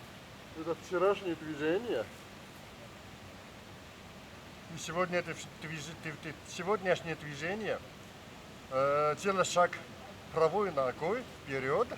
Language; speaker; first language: Russian; non-native, learner; Chinese